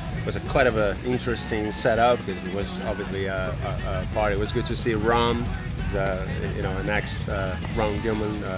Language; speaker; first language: English; non-native, fluent; Portuguese